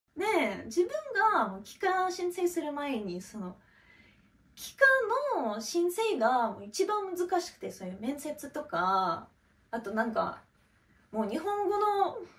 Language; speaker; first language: Japanese; non-native, fluent; Russian